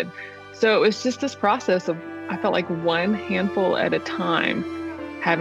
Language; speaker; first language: English; native; English